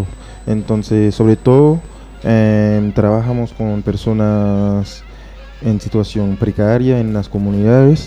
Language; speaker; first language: Spanish; non-native, fluent; Haitian Creole